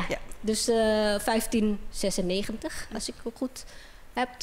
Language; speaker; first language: Dutch; non-native, fluent; Indonesian